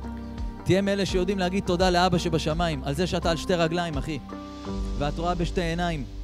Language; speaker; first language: Hebrew; native; Hebrew